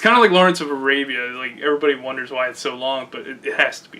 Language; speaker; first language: English; native; English